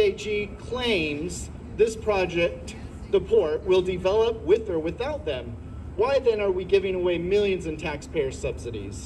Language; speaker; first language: English; native; English